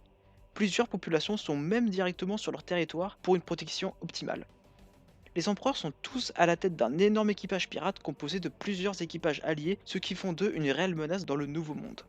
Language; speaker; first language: French; native; French